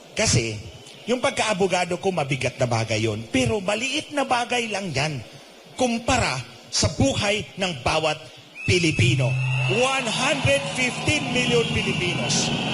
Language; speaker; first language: Filipino; non-native, local second language; Cebuano